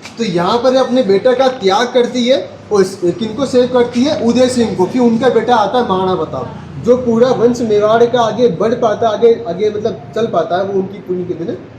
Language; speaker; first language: Hindi; native; Hindi